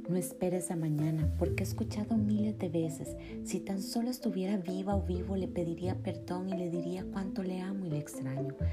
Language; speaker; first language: Spanish; native; Spanish